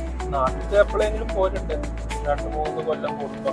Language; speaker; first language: Malayalam; early bilingual, heritage; Arabic